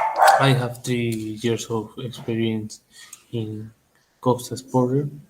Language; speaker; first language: English; non-native, learner; Spanish